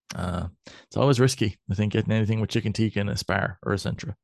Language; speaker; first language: English; native; English